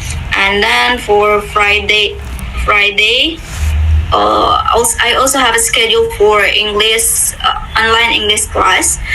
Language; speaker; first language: English; non-native, fluent; Indonesian